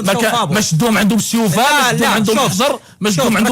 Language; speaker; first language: Arabic; native; Arabic